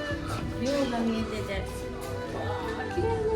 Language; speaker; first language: Japanese; native; Japanese